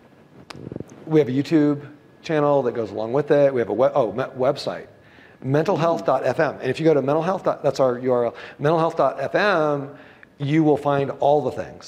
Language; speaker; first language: English; native; English